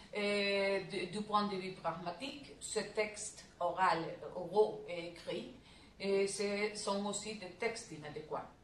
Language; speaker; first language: French; non-native, learner; Spanish